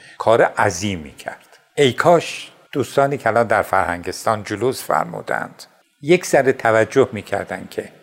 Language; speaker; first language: Persian; non-native, local second language; Azerbaijani